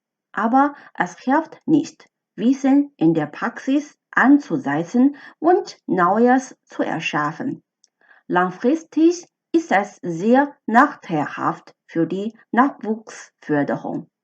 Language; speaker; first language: German; non-native, fluent; Chinese